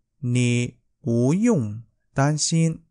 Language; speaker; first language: Chinese; non-native, fluent; Vietnamese